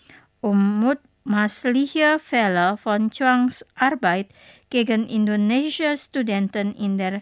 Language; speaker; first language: German; non-native, fluent; Indonesian